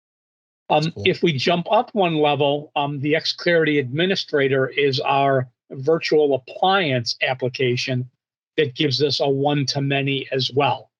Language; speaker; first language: English; native; English